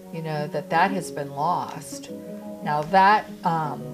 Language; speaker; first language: English; native; English